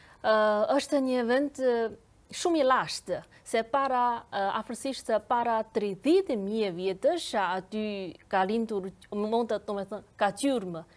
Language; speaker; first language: Albanian; non-native, fluent; Chinese